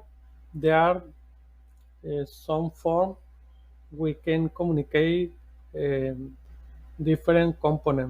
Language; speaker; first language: English; non-native, learner; Spanish